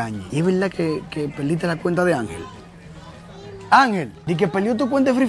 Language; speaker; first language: Spanish; native; Spanish